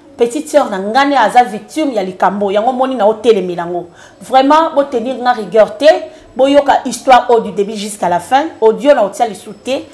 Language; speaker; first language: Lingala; native; Lingala